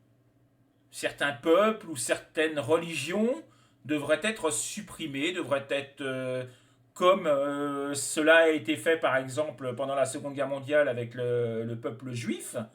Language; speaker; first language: French; native; French